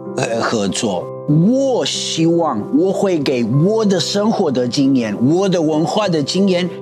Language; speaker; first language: Chinese; non-native, learner; Spanish